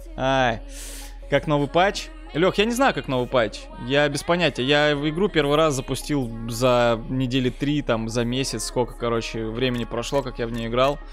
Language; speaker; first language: Russian; native; Russian